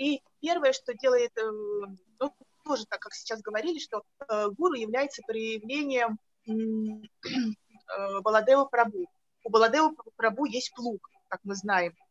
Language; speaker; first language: Russian; native; Russian